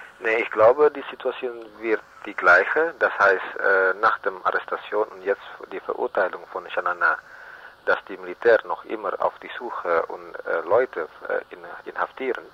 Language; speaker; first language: German; non-native, learner; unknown